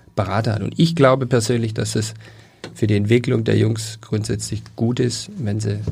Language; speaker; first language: German; native; German